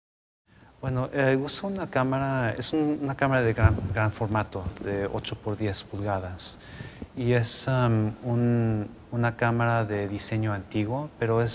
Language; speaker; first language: Spanish; non-native, local second language; English